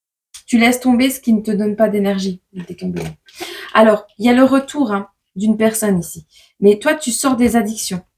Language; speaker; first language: French; native; French